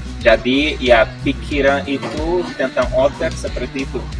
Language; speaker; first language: Indonesian; non-native, fluent; Portuguese